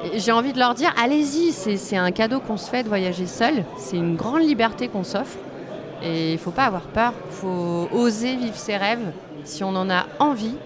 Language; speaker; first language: French; native; French